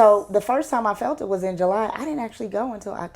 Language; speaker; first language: English; native; English